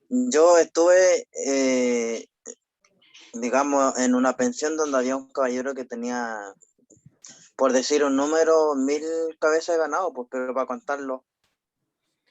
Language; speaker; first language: Spanish; native; Spanish